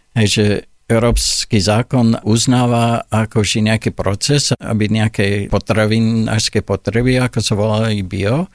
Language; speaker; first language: Slovak; non-native, fluent; English